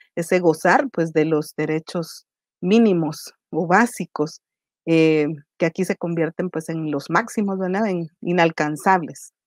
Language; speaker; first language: Spanish; native; Spanish